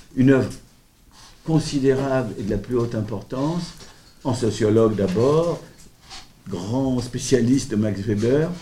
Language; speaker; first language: French; native; French